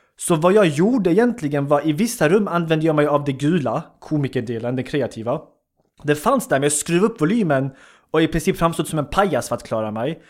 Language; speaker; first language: Swedish; early bilingual, other home language; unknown